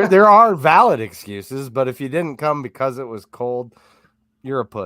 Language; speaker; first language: English; native; English